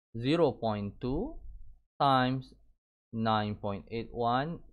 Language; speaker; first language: English; non-native, local second language; Malay